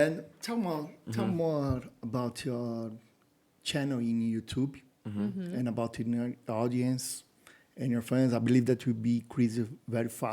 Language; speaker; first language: English; non-native, learner; Portuguese